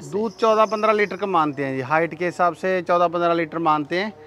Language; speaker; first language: Hindi; native; Hindi